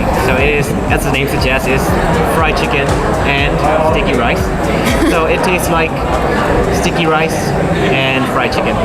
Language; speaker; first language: English; non-native, fluent; Burmese